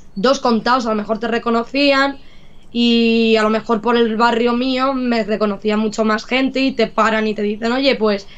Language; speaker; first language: Spanish; native; Spanish